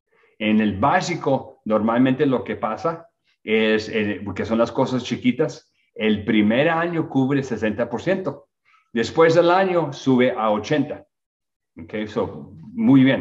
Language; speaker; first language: Spanish; early bilingual, other home language; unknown